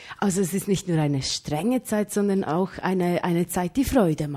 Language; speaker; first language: German; native; German